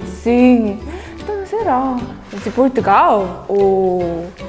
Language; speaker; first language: Portuguese; non-native, fluent; Korean